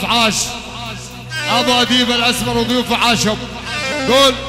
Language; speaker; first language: Arabic; native; Arabic